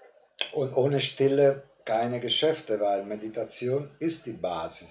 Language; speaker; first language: German; non-native, fluent; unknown